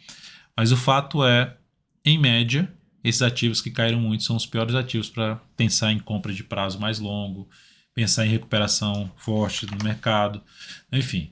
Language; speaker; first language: Portuguese; native; Portuguese